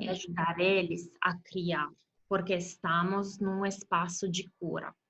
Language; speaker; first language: Portuguese; non-native, fluent; Italian